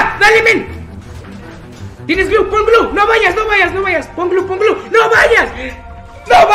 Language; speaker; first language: Spanish; native; Spanish